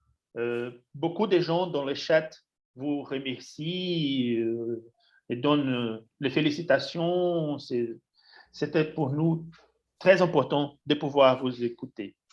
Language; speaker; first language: French; non-native, fluent; Portuguese